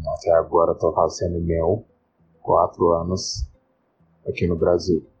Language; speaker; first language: Portuguese; non-native, learner; Wolof